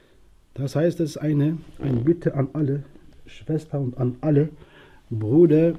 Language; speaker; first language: German; non-native, local second language; Arabic